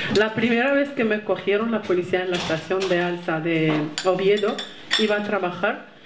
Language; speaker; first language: Spanish; non-native, fluent; Arabic